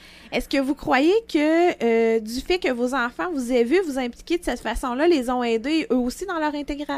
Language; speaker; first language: French; native; French